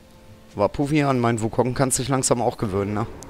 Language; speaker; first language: German; native; German